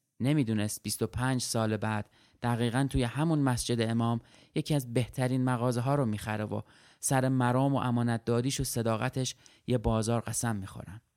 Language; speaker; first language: Persian; early bilingual, other home language; Arabic